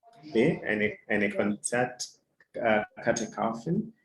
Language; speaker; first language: German; non-native, fluent; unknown